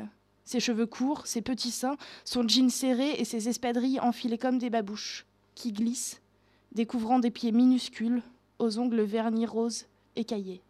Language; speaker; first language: French; native; French